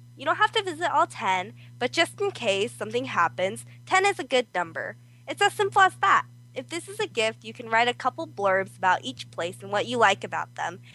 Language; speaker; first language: English; early bilingual, other home language; Korean